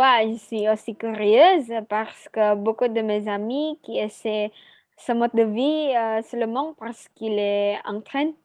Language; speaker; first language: French; non-native, learner; Indonesian